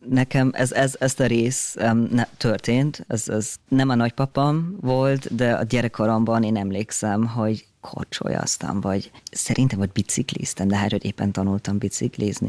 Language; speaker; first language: Hungarian; early bilingual, heritage; German